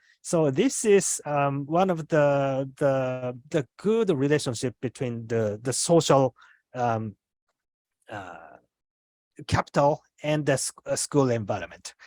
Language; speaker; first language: English; non-native, learner; Japanese